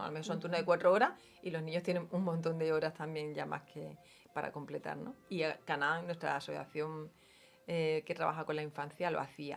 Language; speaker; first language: Spanish; native; Spanish